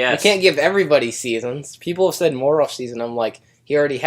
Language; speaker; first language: English; native; English